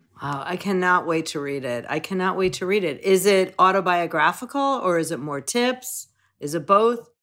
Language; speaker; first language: English; native; English